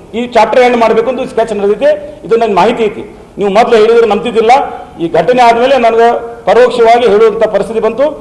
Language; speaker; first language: Kannada; non-native, local second language; Urdu